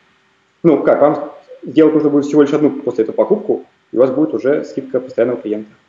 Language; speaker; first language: Russian; native; Russian